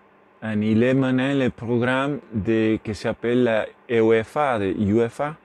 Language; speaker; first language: French; non-native, learner; Spanish